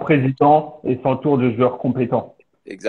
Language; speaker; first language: French; native; French